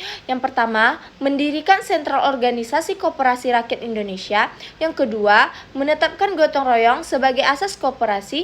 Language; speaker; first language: Indonesian; native; Indonesian